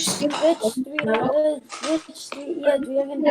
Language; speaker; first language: Welsh; non-native, local second language; English